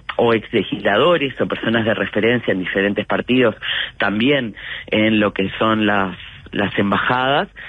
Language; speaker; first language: Spanish; native; Spanish